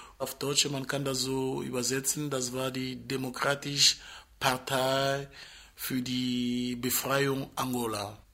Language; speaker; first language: German; non-native, fluent; Portuguese